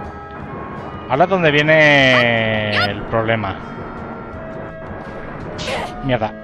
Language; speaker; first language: Spanish; native; Spanish